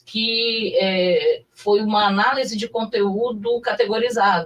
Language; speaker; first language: Portuguese; native; Portuguese